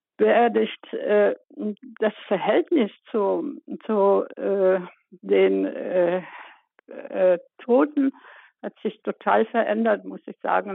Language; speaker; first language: German; early bilingual, other home language; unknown